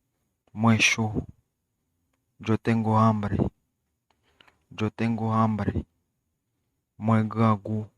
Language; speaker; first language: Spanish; non-native, learner; Haitian Creole